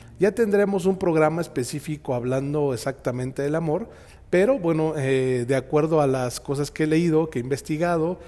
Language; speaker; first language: Spanish; native; Spanish